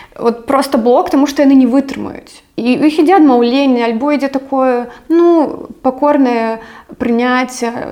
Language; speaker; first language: Belarusian; non-native, local second language; Russian